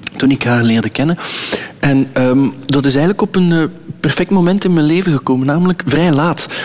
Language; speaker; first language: Dutch; native; Dutch